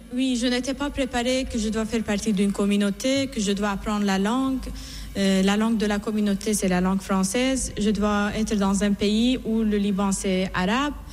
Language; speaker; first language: French; non-native, fluent; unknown